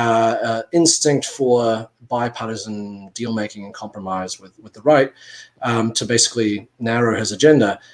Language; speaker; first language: English; native; English